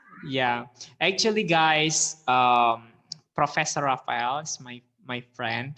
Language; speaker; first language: English; non-native, learner; Indonesian